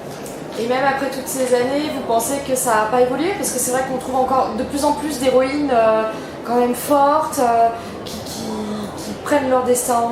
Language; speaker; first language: French; native; French